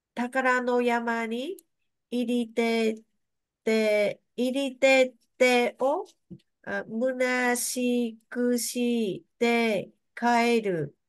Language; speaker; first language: Japanese; non-native, learner; Vietnamese